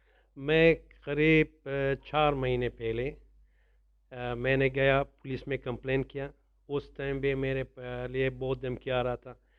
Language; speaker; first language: Hindi; non-native, learner; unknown